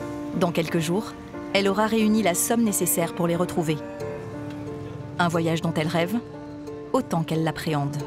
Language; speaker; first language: French; native; French